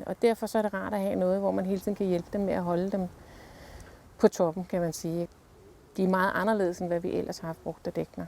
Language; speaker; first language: Danish; native; Danish